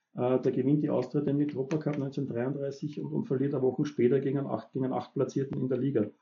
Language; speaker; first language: German; native; German